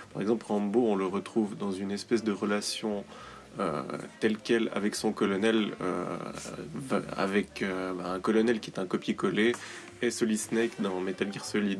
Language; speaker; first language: French; native; French